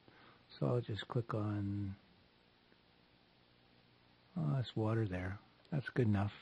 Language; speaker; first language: English; native; English